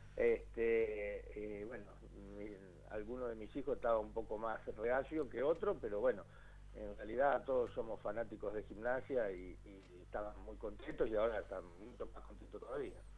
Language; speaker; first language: Spanish; native; Spanish